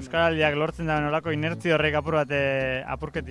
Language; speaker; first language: Basque; native; Basque